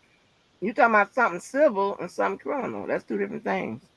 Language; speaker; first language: English; native; English